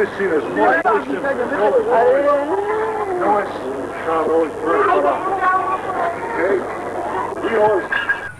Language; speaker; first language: Spanish; non-native, learner; English